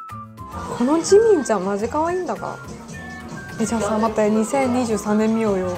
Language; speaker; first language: Japanese; native; Japanese